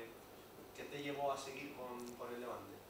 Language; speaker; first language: Spanish; native; Spanish